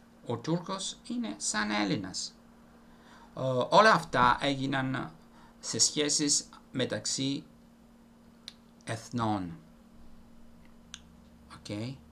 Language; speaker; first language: Greek; non-native, fluent; Italian